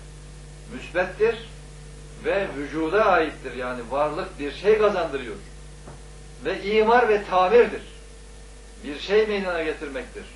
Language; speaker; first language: Turkish; native; Turkish